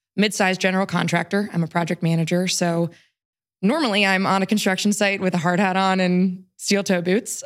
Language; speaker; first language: English; native; English